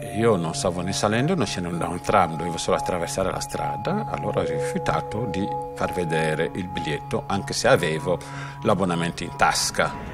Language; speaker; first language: Italian; non-native, fluent; Wolof